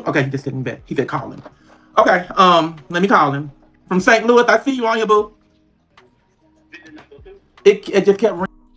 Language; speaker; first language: English; native; English